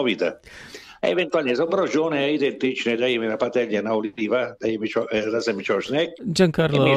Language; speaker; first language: Polish; non-native, learner; Italian